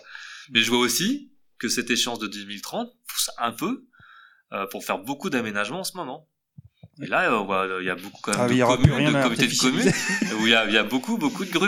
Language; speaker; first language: French; native; French